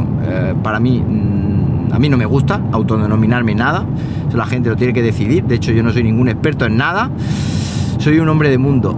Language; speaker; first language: Spanish; native; Spanish